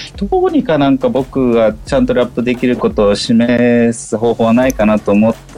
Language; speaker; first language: Japanese; early bilingual, heritage; German